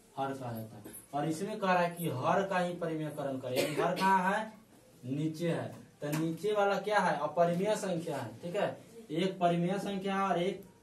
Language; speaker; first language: Hindi; native; Hindi